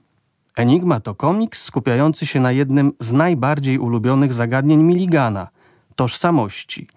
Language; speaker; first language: Polish; native; Polish